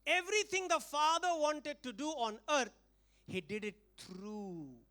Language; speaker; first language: English; non-native, local second language; Marathi